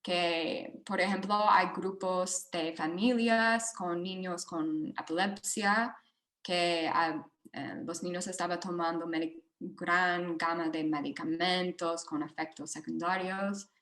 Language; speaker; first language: Spanish; non-native, fluent; English